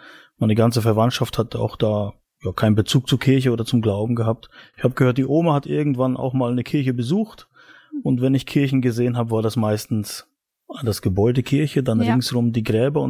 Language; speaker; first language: German; native; German